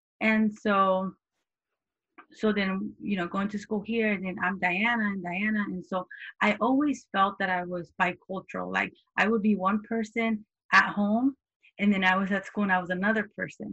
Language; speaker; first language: English; native; English